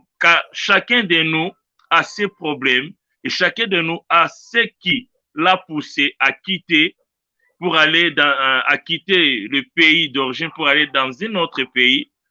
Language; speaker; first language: French; non-native, local second language; Luba-Lulua